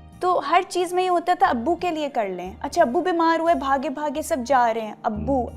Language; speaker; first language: Urdu; native; Urdu